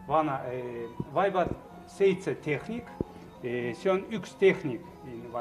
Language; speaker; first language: Estonian; non-native, learner; Azerbaijani